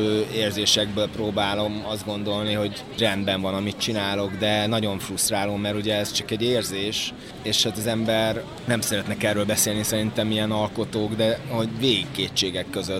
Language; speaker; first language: Hungarian; native; Hungarian